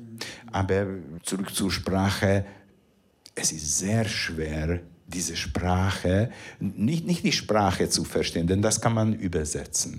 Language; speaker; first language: German; non-native, fluent; Hungarian